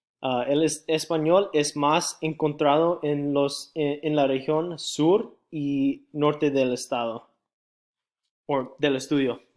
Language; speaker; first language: Spanish; non-native, learner; English